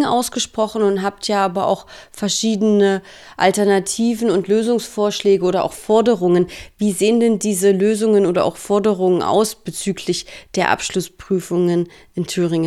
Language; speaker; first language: German; native; German